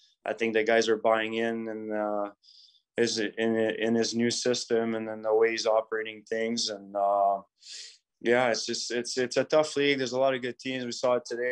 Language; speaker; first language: English; non-native, fluent; French